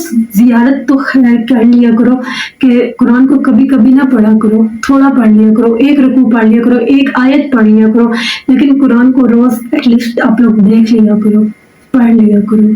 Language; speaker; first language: Urdu; native; Urdu